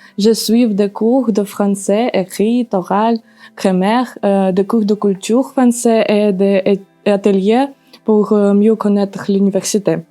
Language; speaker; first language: French; non-native, learner; Ukrainian